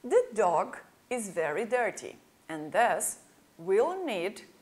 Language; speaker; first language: English; non-native, fluent; Portuguese